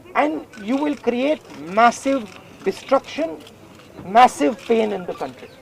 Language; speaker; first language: English; non-native, local second language; Hindi